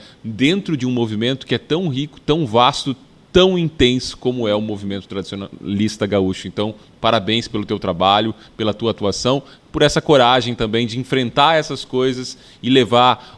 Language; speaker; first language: Portuguese; native; Portuguese